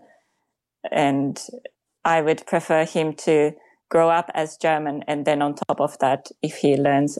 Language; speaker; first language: English; non-native, fluent; Japanese